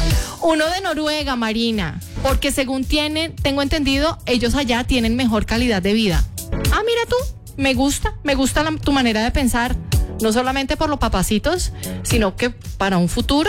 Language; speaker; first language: Spanish; native; Spanish